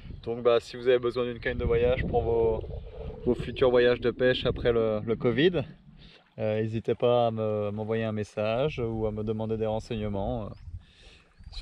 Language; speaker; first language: French; native; French